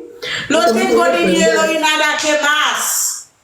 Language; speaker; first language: Spanish; non-native, learner; Haitian Creole